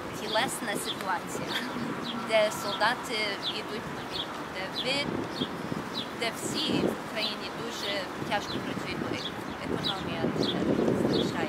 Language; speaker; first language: Ukrainian; early bilingual, heritage; Ukrainian